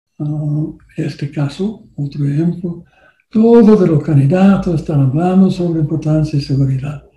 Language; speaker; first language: Spanish; non-native, learner; English